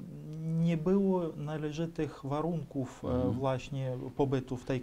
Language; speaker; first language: Polish; non-native, fluent; Ukrainian